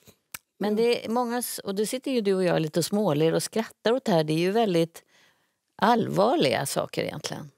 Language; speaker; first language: Swedish; native; Swedish